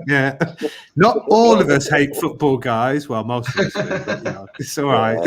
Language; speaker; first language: English; native; English